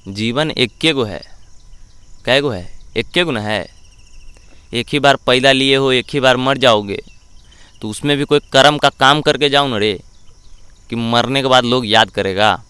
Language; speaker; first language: Hindi; native; Hindi